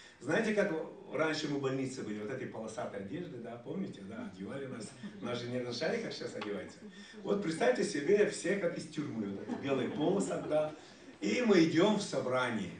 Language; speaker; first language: Russian; non-native, local second language; Ukrainian